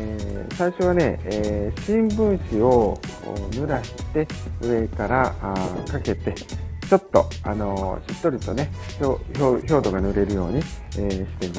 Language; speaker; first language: Japanese; native; Japanese